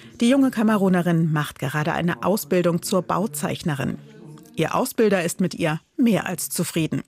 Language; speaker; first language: German; native; German